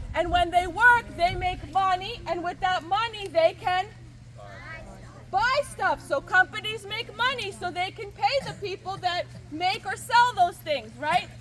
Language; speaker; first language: English; early bilingual, other home language; Ukrainian